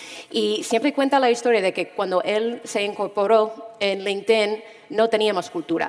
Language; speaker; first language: Spanish; early bilingual, heritage; Spanish